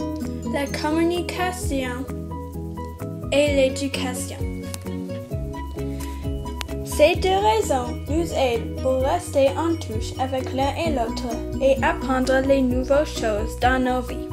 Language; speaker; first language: French; non-native, local second language; English